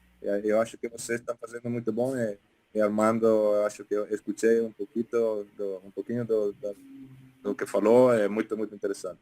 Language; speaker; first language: Portuguese; non-native, fluent; Italian